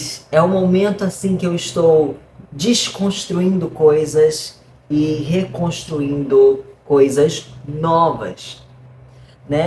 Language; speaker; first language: Portuguese; native; Portuguese